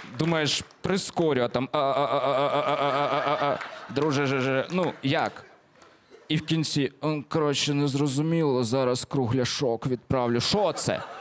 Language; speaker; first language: Ukrainian; non-native, local second language; Russian